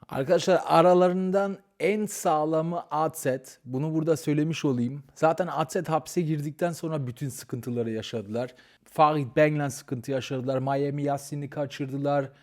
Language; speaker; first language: Turkish; early bilingual, heritage; Turkish